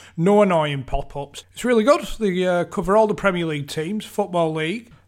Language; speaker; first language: English; native; English